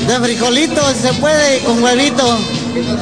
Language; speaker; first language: Spanish; native; Spanish